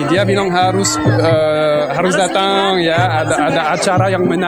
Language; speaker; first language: Indonesian; non-native, learner; French